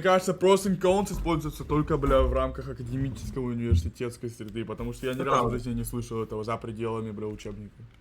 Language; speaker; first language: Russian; native; Russian